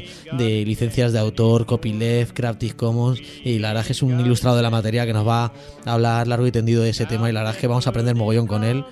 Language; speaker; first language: Spanish; native; Spanish